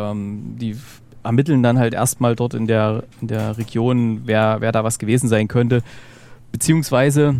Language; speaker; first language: German; native; German